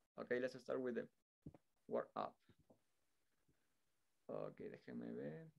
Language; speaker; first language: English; non-native, fluent; Spanish